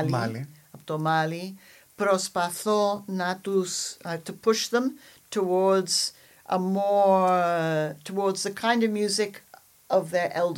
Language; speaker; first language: Greek; non-native, fluent; English